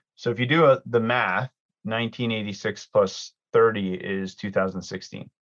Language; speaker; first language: English; early bilingual, other home language; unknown